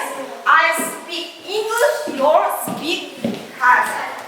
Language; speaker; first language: English; non-native, learner; Kazakh